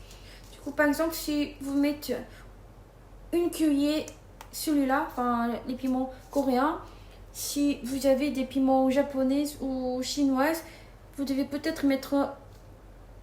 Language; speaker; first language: French; non-native, fluent; Korean